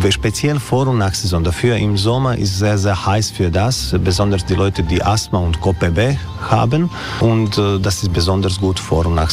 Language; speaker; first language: German; non-native, learner; Croatian